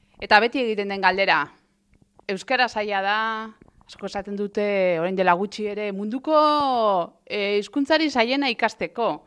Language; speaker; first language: Basque; native; Basque